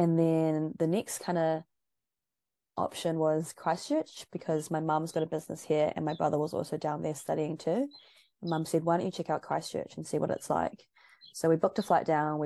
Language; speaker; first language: English; native; English